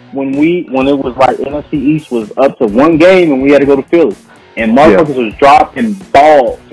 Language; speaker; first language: English; native; English